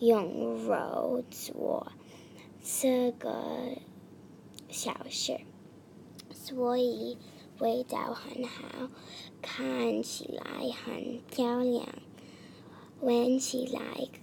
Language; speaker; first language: Chinese; non-native, learner; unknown